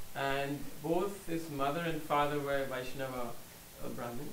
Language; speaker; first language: English; non-native, fluent; German